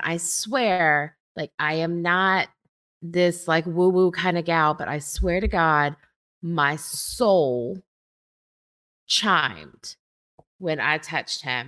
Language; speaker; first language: English; native; English